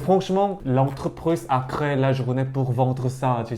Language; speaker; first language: French; non-native, learner; Korean